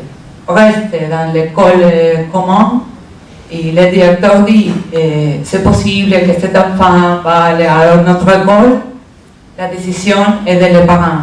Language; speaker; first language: French; non-native, learner; Spanish